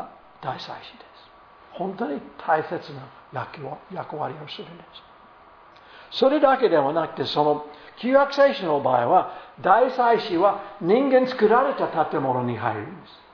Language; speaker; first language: Japanese; non-native, fluent; English